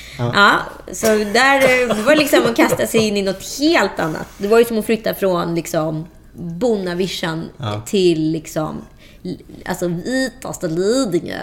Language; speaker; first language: Swedish; early bilingual, other home language; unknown